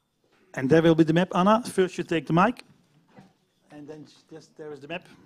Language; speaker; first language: English; non-native, fluent; Dutch